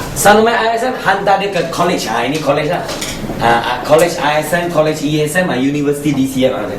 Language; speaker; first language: Malay; non-native, local second language; Chinese